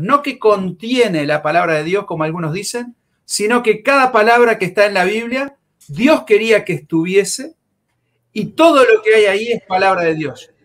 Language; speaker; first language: Spanish; native; Spanish